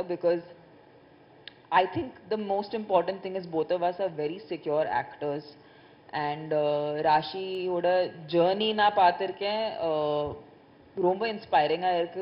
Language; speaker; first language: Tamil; non-native, fluent; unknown